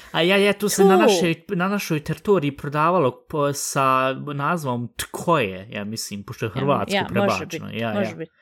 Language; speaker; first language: Bosnian; early bilingual, heritage; Bosnian